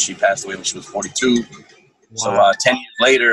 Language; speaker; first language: English; native; English